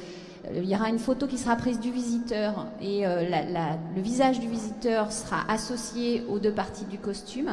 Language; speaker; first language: French; native; French